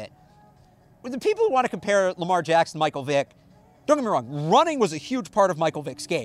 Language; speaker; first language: English; native; English